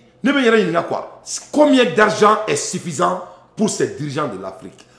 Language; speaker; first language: French; non-native, local second language; Bambara